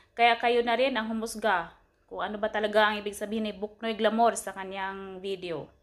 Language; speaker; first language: Filipino; non-native, local second language; Cebuano